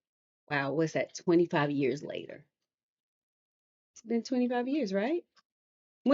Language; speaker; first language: English; native; English